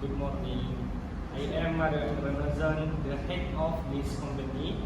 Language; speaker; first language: English; non-native, learner; Indonesian